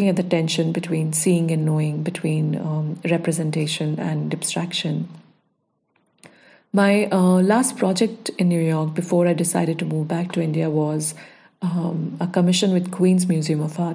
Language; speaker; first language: English; non-native, local second language; Hindi